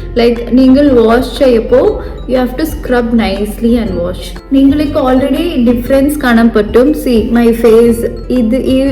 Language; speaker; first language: Malayalam; non-native, fluent; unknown